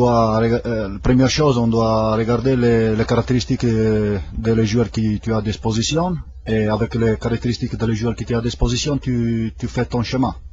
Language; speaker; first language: French; non-native, fluent; Italian